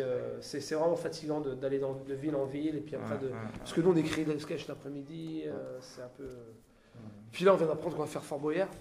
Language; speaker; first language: French; native; French